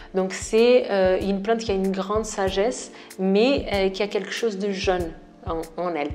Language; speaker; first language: French; non-native, fluent; Portuguese